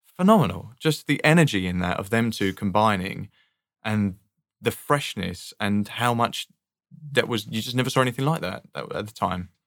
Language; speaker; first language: English; native; English